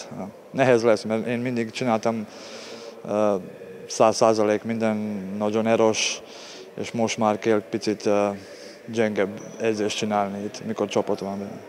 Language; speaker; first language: Hungarian; non-native, learner; Serbian